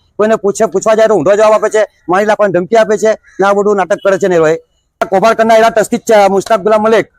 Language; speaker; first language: Gujarati; native; Gujarati